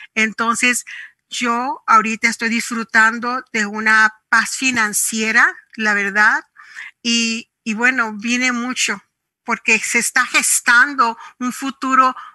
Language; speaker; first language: Spanish; native; Spanish